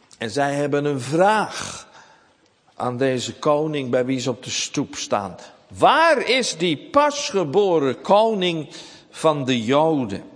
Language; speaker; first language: Dutch; native; Dutch